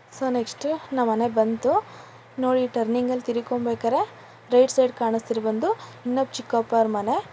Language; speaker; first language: Kannada; native; Kannada